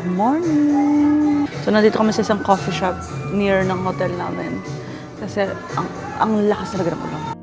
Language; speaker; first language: Filipino; native; Filipino